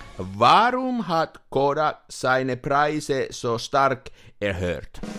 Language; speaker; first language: German; non-native, learner; Finnish